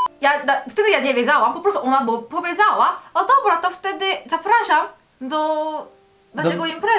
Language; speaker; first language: Polish; non-native, learner; Korean